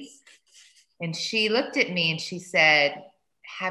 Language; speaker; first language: English; native; English